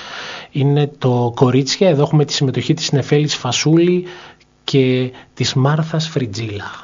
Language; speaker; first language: Greek; native; Greek